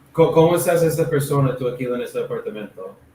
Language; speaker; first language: Spanish; non-native, learner; English